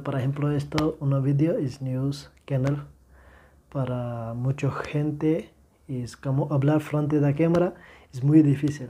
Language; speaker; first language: Spanish; non-native, learner; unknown